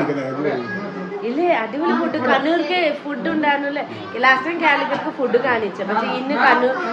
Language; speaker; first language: Malayalam; non-native, learner; Nepali